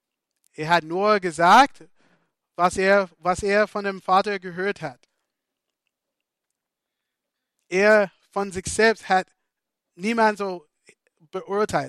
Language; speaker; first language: German; non-native, fluent; English